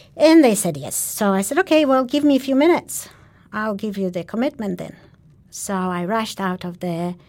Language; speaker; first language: English; non-native, fluent; Polish